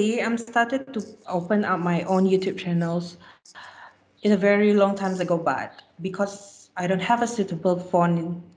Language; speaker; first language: English; non-native, local second language; Malay